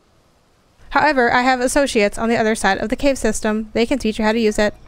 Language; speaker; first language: English; native; English